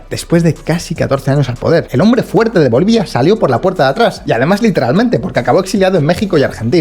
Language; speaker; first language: Spanish; native; Spanish